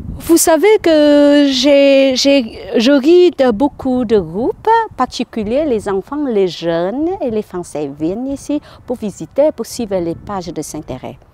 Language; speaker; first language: French; non-native, learner; Vietnamese